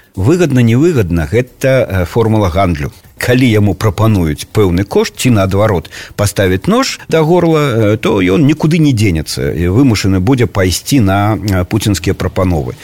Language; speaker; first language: Belarusian; native; Belarusian